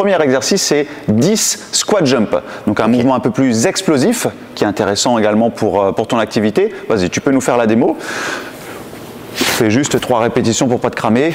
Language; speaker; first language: French; native; French